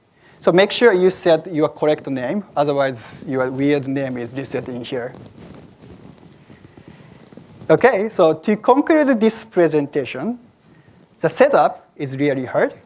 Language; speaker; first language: English; non-native, fluent; Japanese